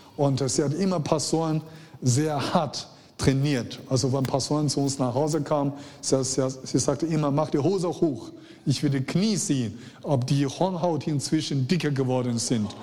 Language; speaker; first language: German; non-native, fluent; Chinese